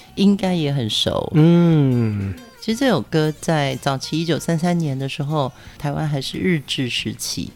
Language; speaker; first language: Chinese; non-native, local second language; Min Nan Chinese